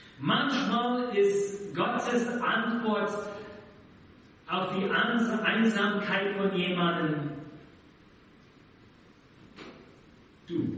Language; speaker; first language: German; non-native, fluent; English